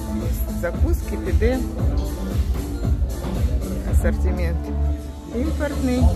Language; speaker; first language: Russian; native; Russian